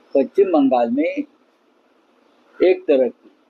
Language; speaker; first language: Hindi; non-native, local second language; Marathi